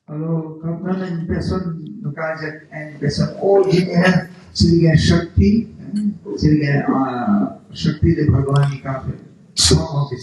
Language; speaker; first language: French; non-native, local second language; Morisyen